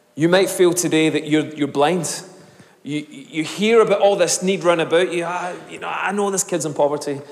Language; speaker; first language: English; native; English